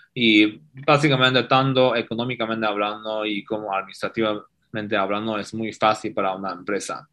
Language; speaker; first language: Spanish; non-native, fluent; Chinese